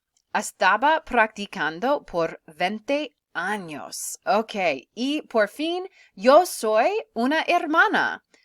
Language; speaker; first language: Spanish; non-native, fluent; English